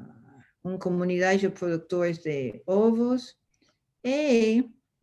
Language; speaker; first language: Portuguese; non-native, fluent; English